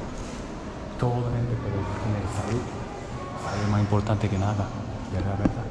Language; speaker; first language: Spanish; non-native, learner; Japanese